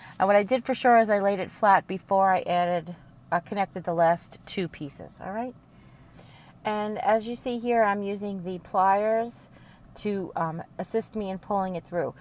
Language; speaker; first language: English; native; English